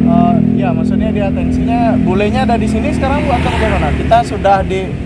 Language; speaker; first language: Indonesian; native; Indonesian